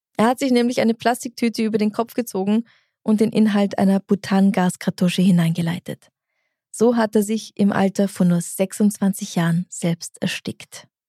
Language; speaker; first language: German; native; German